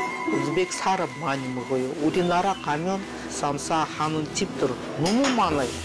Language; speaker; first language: Korean; non-native, learner; Russian